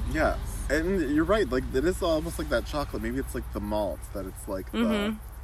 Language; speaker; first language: English; native; English